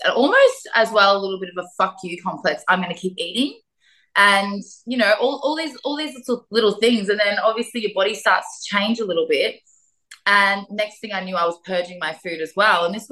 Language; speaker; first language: English; native; English